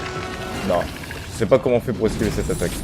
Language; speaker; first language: French; native; French